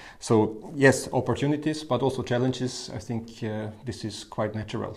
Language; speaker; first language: English; non-native, fluent; German